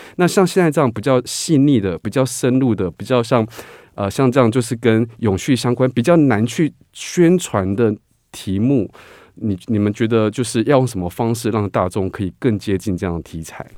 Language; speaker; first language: Chinese; native; Chinese